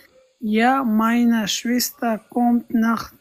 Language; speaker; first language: German; non-native, learner; Pashto